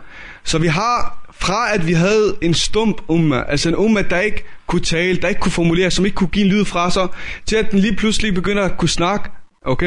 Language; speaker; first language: Danish; native; Danish